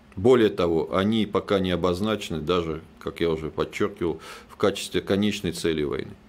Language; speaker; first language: Russian; native; Russian